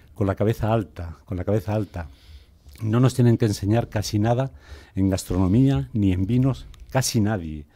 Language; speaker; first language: Spanish; native; Spanish